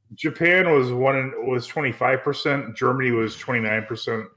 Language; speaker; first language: English; early bilingual, other home language; Lithuanian